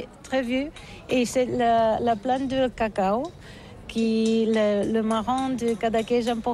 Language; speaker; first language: French; non-native, learner; Catalan